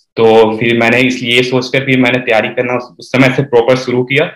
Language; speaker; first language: Hindi; native; Hindi